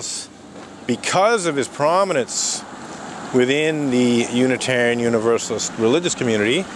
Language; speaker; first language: English; native; English